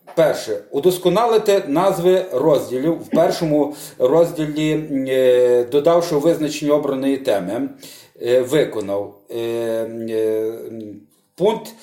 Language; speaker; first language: Ukrainian; native; Ukrainian